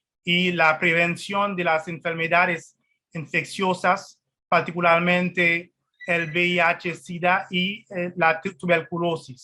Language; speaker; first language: Spanish; non-native, fluent; Haitian Creole